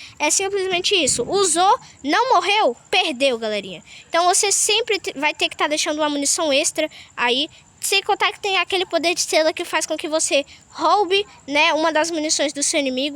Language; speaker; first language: Portuguese; native; Portuguese